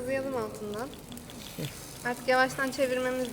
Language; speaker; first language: Turkish; native; Turkish